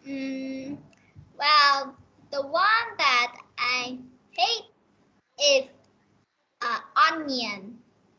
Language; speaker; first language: English; non-native, learner; Vietnamese